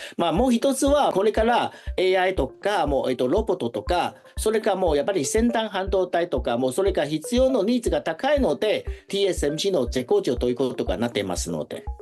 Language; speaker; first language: Japanese; non-native, fluent; Chinese